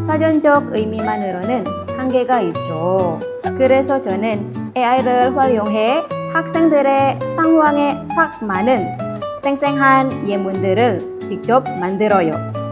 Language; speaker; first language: Korean; non-native, fluent; Indonesian